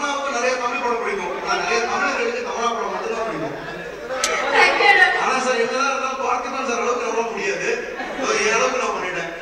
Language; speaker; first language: Tamil; native; Tamil